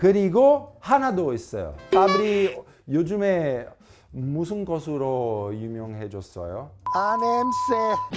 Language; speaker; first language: Korean; non-native, fluent; Italian